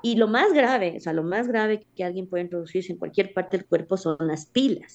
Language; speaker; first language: Spanish; native; Spanish